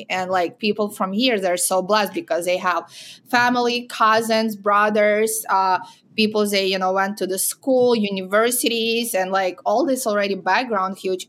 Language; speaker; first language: English; non-native, fluent; Ukrainian